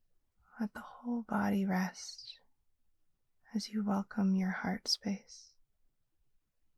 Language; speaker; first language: English; native; English